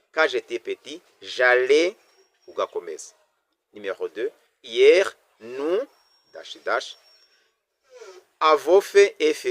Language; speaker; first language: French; non-native, local second language; Kinyarwanda